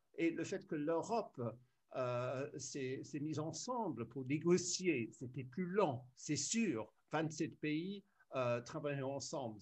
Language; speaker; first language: French; early bilingual, other home language; English